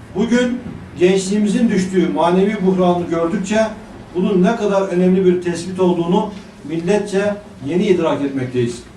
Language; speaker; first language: Turkish; native; Turkish